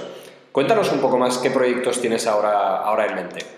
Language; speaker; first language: Spanish; native; Spanish